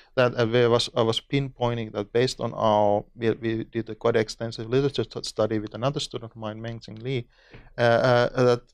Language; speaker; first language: English; non-native, fluent; Finnish